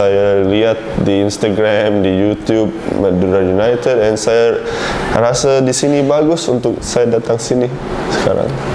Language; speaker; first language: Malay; non-native, learner; English